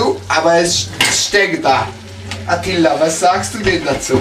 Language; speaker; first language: German; non-native, learner; Hungarian